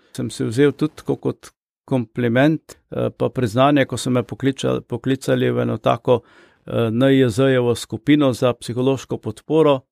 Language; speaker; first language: Slovenian; native; Slovenian